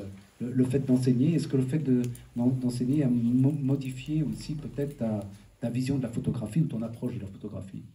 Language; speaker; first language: French; native; French